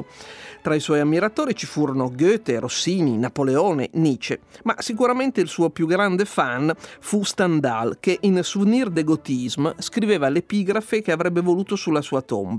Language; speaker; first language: Italian; native; Italian